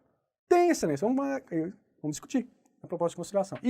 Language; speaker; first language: Portuguese; native; Portuguese